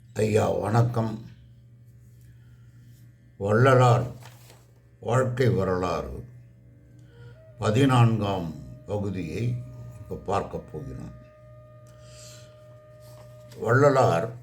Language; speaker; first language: Tamil; native; Tamil